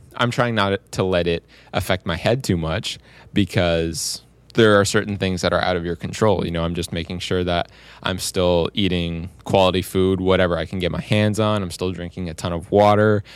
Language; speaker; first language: English; native; English